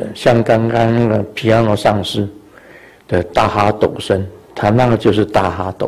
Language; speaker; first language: Chinese; native; Chinese